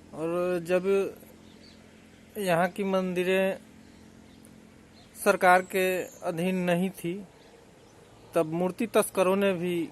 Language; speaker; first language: Hindi; native; Hindi